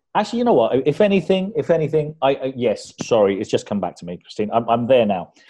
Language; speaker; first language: English; early bilingual, other home language; Spanish